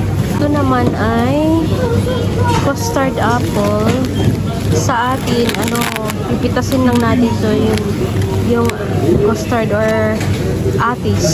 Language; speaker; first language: Filipino; native; Filipino